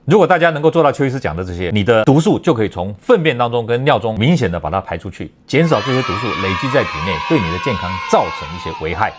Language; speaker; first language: Chinese; native; Chinese